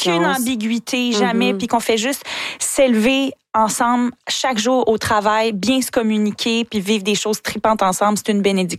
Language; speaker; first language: French; native; French